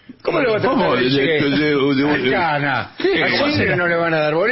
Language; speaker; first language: Spanish; native; Spanish